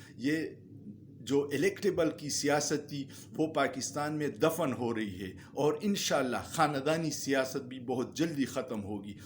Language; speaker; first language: Urdu; non-native, local second language; Pashto